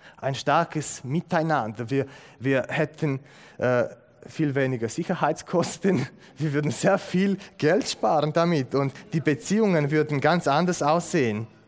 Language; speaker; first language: German; non-native, fluent; Romanian